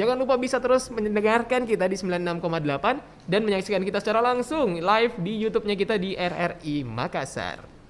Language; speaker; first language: Indonesian; native; Indonesian